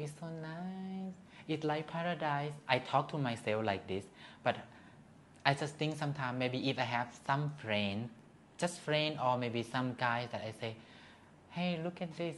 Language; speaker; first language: English; non-native, learner; Thai